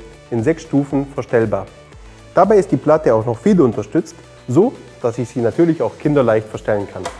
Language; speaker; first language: German; native; German